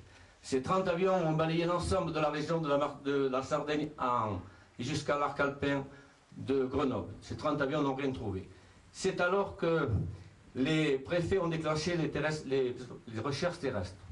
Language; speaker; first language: French; native; French